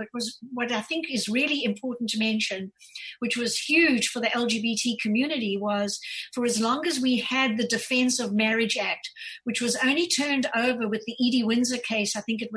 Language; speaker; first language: English; native; English